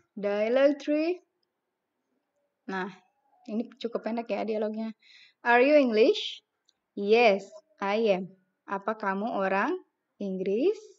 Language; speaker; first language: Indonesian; native; Indonesian